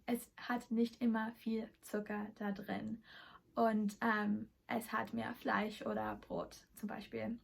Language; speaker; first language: German; non-native, learner; English